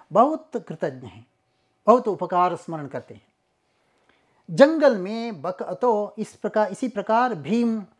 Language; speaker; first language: Hindi; non-native, local second language; Kannada